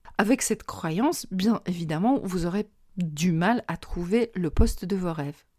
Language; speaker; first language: French; non-native, fluent; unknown